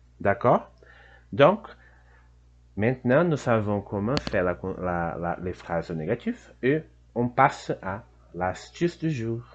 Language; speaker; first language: French; non-native, fluent; Portuguese